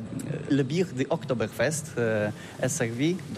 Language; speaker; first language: French; non-native, learner; Polish